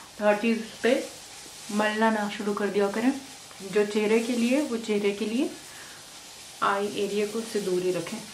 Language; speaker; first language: Urdu; native; Urdu